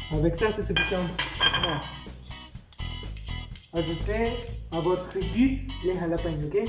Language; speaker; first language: French; non-native, learner; Spanish